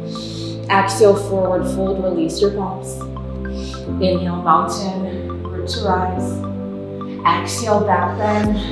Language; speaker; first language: English; native; English